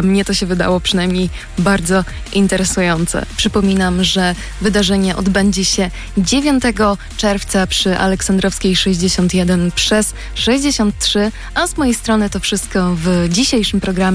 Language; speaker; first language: Polish; native; Polish